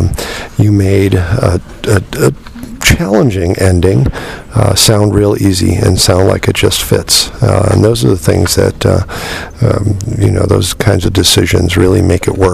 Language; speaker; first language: English; native; English